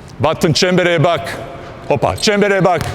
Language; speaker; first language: Turkish; non-native, fluent; Bosnian